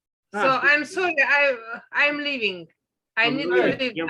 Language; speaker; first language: English; non-native, learner; Russian